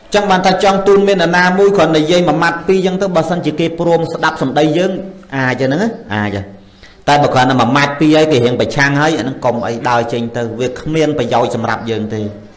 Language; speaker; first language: Khmer; native; Khmer